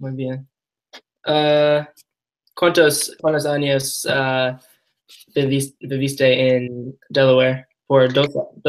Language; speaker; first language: Spanish; non-native, learner; English